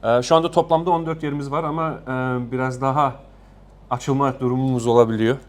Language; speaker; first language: Turkish; early bilingual, heritage; Turkish